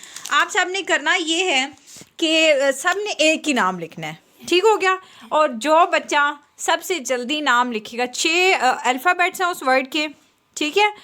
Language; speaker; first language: Urdu; native; Urdu